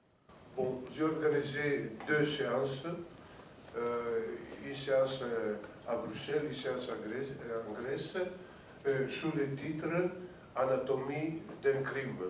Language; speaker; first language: French; non-native, fluent; Greek